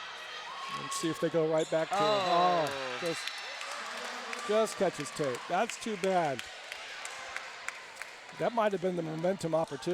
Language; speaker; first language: English; native; English